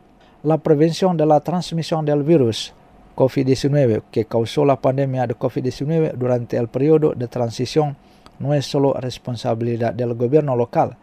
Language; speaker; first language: Spanish; non-native, fluent; Indonesian